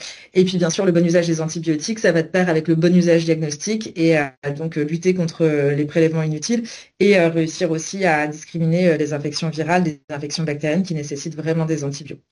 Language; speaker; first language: French; native; French